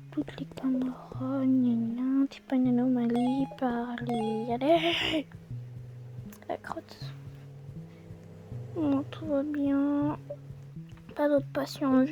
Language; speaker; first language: French; native; French